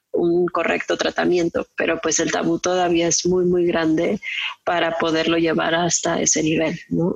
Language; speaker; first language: Spanish; native; Spanish